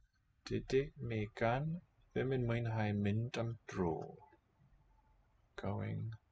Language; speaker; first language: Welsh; non-native, learner; English